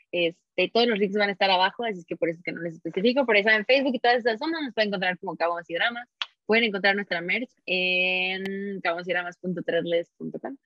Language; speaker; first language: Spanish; early bilingual, heritage; Spanish